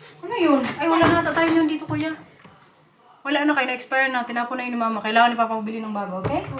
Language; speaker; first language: Filipino; non-native, local second language; Waray